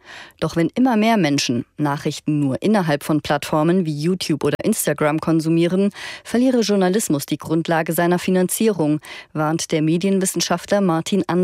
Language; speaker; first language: German; native; German